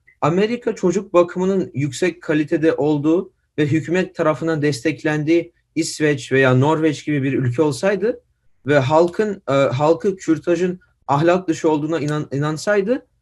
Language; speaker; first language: Turkish; early bilingual, heritage; Turkish